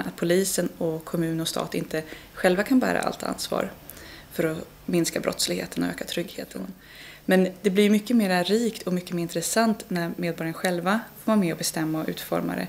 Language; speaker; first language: Swedish; native; Swedish